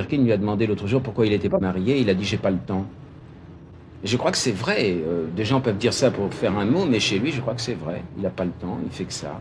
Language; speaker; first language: French; native; French